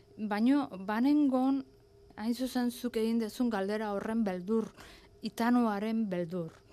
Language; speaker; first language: Basque; native; Basque